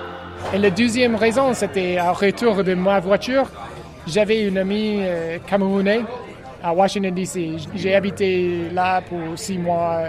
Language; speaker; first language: French; non-native, learner; English